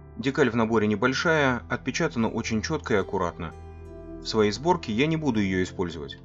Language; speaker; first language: Russian; native; Russian